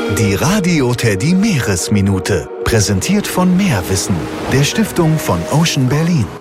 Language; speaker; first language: German; native; German